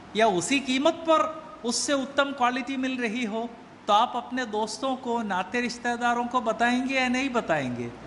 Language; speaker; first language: Hindi; native; Hindi